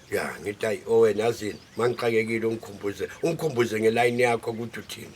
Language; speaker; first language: Zulu; native; Zulu